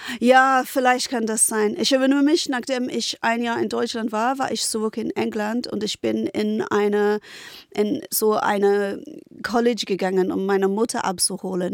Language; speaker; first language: German; non-native, fluent; English